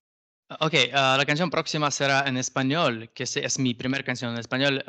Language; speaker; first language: Spanish; non-native, learner; Russian